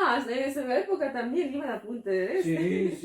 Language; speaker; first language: Spanish; non-native, fluent; English